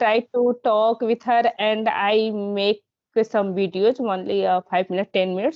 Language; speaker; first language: English; non-native, learner; Hindi